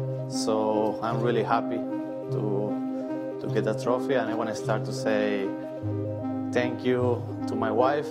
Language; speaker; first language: English; non-native, fluent; Spanish